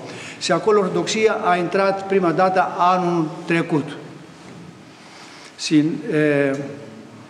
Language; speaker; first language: Romanian; non-native, fluent; Greek